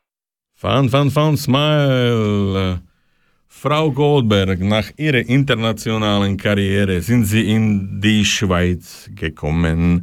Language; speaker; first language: German; non-native, learner; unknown